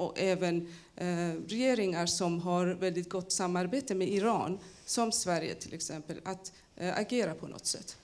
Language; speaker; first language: Swedish; non-native, fluent; Persian